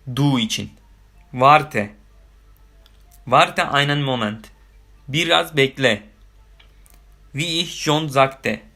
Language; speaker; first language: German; non-native, fluent; Turkish